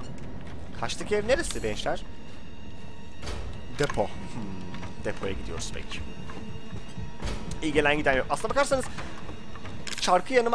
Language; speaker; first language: Turkish; native; Turkish